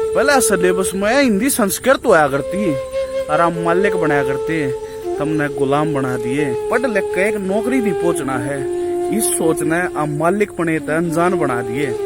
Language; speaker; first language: Hindi; native; Hindi